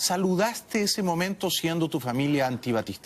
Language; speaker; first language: Spanish; native; Spanish